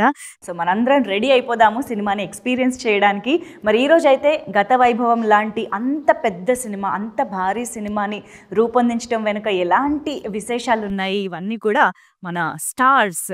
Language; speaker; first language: Telugu; native; Telugu